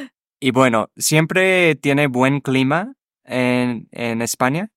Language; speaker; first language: Spanish; non-native, fluent; English